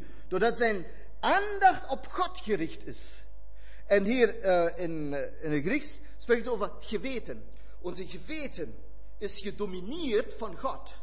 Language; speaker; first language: Dutch; non-native, fluent; German